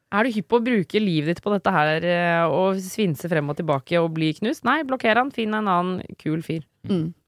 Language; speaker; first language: Norwegian; native; Norwegian